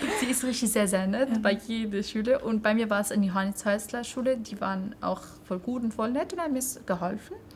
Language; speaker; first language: German; non-native, fluent; Arabic